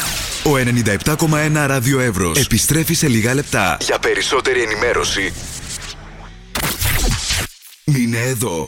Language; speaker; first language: Greek; native; Greek